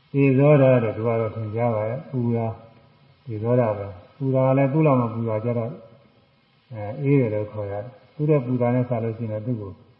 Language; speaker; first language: Burmese; native; Burmese